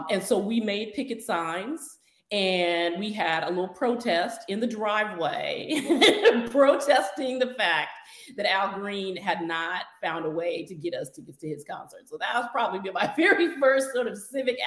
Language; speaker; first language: English; native; English